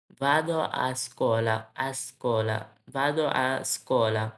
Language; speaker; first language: Italian; non-native, learner; Bangla